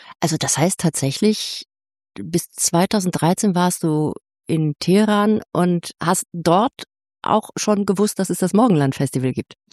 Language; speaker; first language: German; native; German